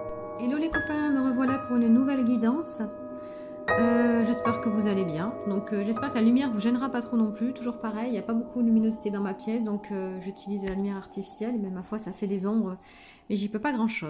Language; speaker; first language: French; native; French